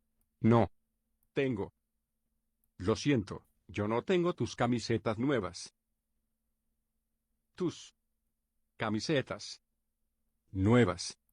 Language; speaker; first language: Spanish; non-native, learner; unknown